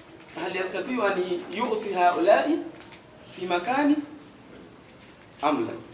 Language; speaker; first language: Arabic; non-native, learner; Ganda